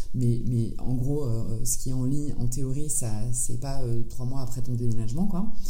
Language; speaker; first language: French; native; French